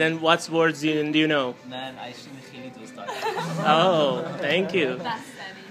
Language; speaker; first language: English; non-native, fluent; Persian